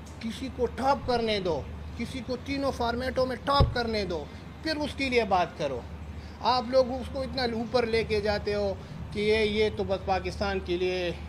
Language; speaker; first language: Urdu; non-native, local second language; Pashto